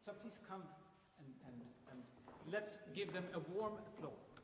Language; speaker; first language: English; non-native, fluent; Swedish